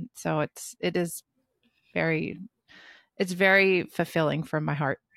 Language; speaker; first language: English; native; English